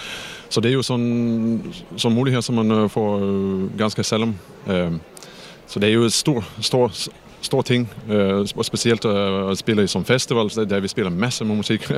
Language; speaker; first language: Danish; non-native, fluent; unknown